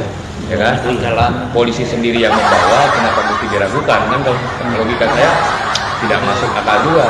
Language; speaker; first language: Indonesian; native; Indonesian